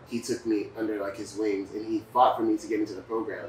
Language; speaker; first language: English; native; English